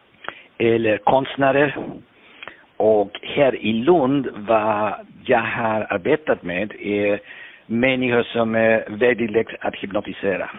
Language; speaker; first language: Swedish; non-native, fluent; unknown